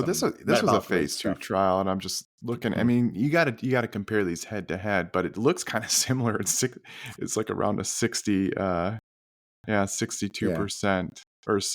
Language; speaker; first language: English; native; English